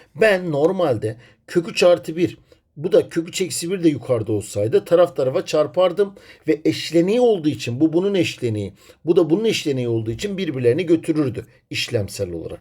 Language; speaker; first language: Turkish; native; Turkish